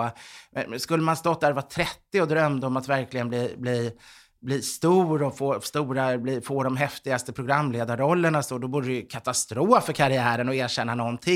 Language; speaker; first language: Swedish; native; Swedish